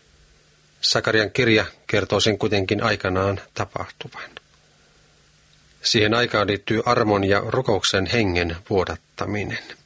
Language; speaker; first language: Finnish; native; Finnish